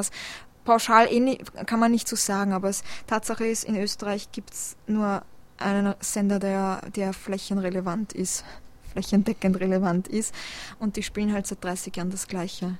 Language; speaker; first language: German; early bilingual, other home language; Polish